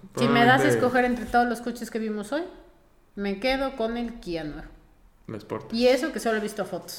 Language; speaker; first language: Spanish; native; Spanish